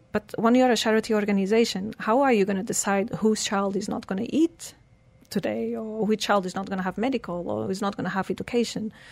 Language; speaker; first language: English; non-native, fluent; Portuguese